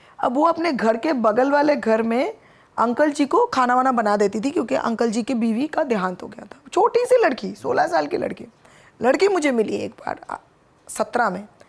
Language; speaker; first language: Hindi; non-native, local second language; Bangla